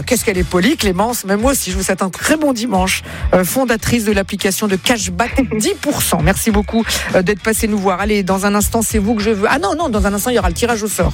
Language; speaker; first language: French; native; French